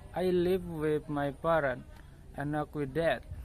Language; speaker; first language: English; non-native, learner; Indonesian